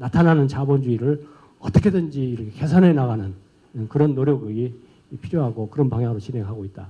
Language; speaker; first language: Korean; native; Korean